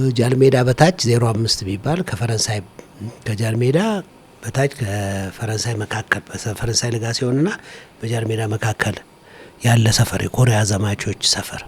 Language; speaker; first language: Amharic; native; Amharic